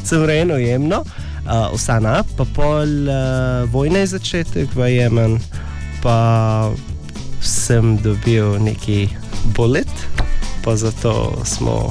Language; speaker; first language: Slovenian; non-native, learner; Arabic